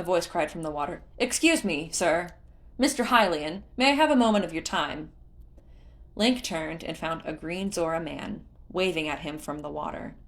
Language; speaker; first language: English; native; English